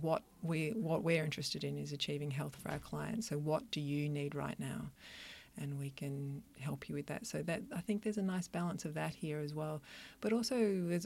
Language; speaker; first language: English; native; English